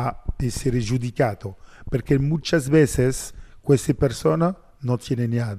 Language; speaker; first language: Spanish; non-native, learner; French